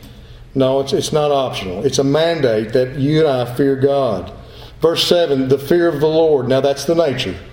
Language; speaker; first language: English; native; English